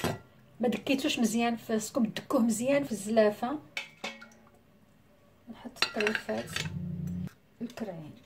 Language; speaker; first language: Arabic; native; Arabic